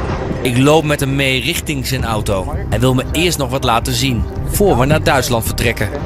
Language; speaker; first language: Dutch; native; Dutch